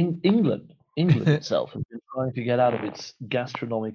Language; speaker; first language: English; native; English